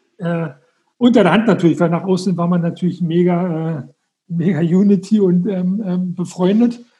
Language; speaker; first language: German; native; German